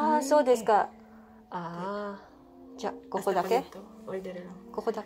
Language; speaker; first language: Japanese; non-native, learner; Hiligaynon